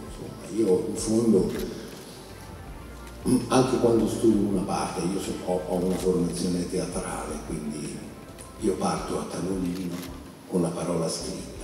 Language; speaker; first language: Italian; native; Italian